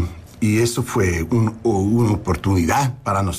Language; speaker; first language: Spanish; non-native, learner; English